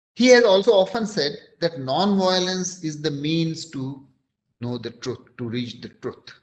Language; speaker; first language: English; non-native, local second language; Marathi